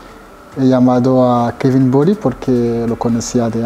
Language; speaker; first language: Spanish; non-native, fluent; French